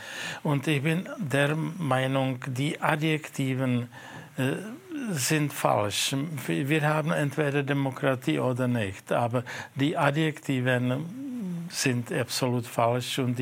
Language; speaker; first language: German; non-native, fluent; Czech